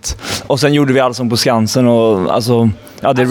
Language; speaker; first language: Swedish; native; Swedish